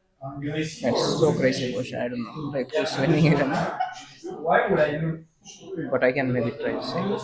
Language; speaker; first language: English; non-native, fluent; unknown